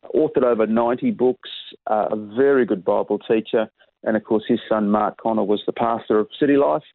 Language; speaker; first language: English; native; English